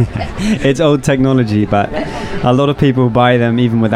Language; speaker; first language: English; non-native, fluent; Estonian